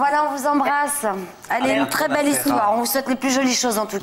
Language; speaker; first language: French; native; French